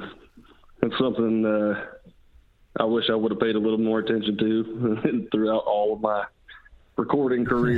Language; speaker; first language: English; native; English